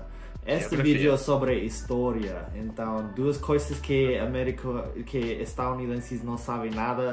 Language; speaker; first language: Portuguese; non-native, fluent; English